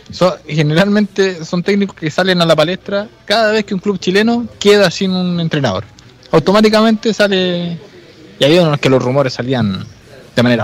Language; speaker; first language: Spanish; native; Spanish